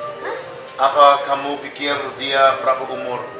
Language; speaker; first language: Indonesian; non-native, learner; English